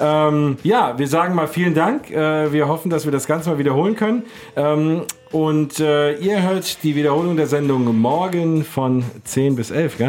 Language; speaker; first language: German; native; German